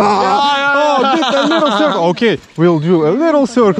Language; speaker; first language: English; non-native, learner; Russian